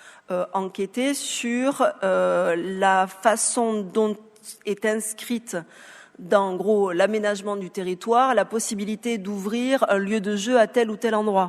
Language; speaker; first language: French; native; French